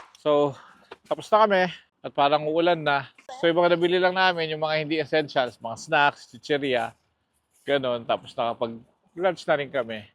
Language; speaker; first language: Filipino; non-native, local second language; Hiligaynon